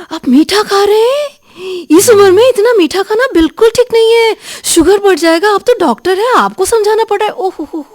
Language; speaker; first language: Hindi; non-native, local second language; Assamese